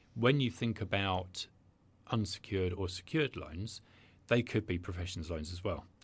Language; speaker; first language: English; native; English